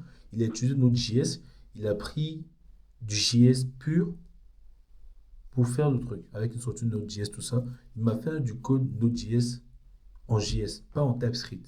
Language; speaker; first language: French; native; French